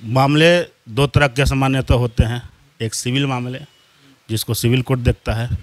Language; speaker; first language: Hindi; native; Hindi